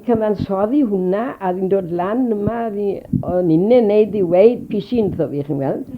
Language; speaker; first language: Welsh; native; Welsh